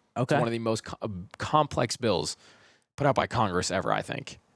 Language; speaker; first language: English; early bilingual, heritage; Persian